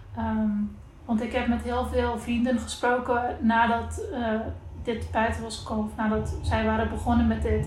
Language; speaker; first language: Dutch; non-native, local second language; Papiamento